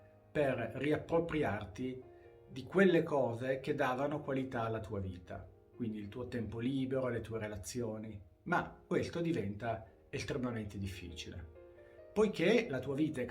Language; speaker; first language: Italian; native; Italian